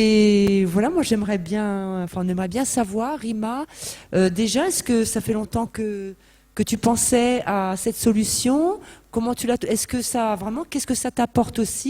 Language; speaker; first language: French; native; French